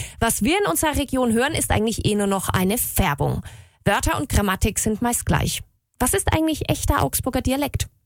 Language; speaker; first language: German; native; German